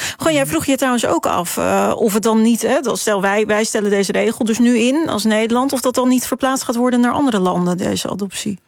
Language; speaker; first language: Dutch; native; Dutch